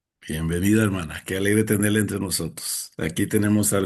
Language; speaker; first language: Spanish; native; Spanish